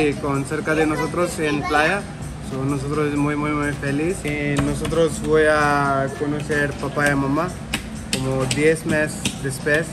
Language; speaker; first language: Spanish; non-native, learner; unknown